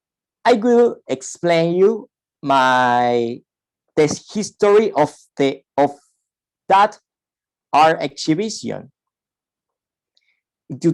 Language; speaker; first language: English; non-native, fluent; Spanish